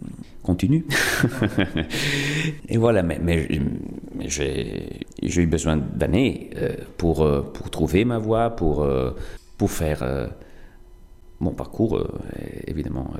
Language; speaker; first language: French; non-native, fluent; Italian